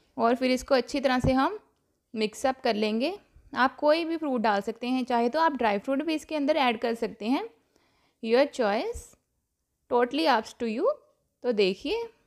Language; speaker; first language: Hindi; non-native, local second language; Punjabi